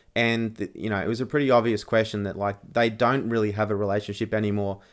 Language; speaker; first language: English; native; English